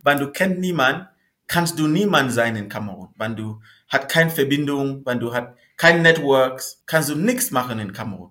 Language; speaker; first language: German; non-native, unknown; Northern Sotho